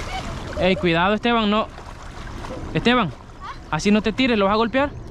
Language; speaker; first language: Spanish; native; Spanish